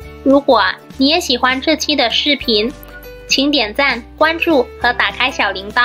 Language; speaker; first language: Chinese; native; Chinese